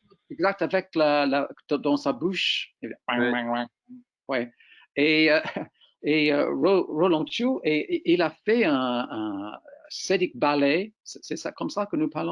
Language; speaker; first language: French; non-native, fluent; English